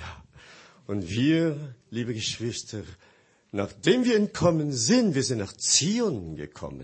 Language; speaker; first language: German; non-native, fluent; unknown